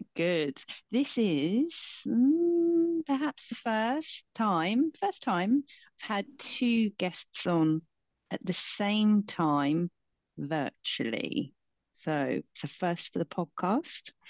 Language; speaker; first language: English; native; English